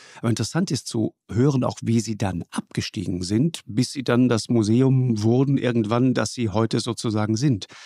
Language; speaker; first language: German; native; German